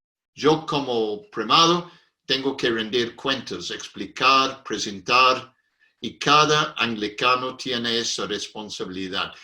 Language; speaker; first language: Spanish; non-native, fluent; English